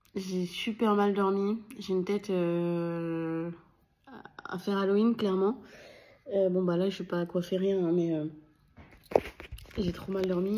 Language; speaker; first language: French; native; French